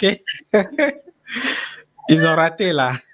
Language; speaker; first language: French; non-native, fluent; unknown